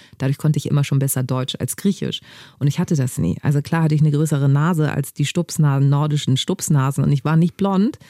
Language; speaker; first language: German; native; German